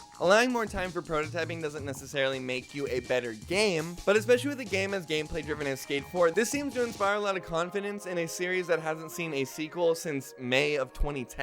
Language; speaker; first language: English; native; English